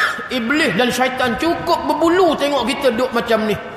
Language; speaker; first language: Malay; native; Malay